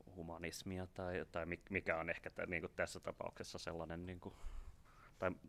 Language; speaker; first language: Finnish; non-native, fluent; German